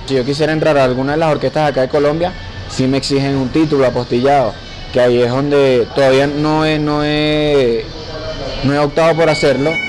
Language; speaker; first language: Spanish; native; Spanish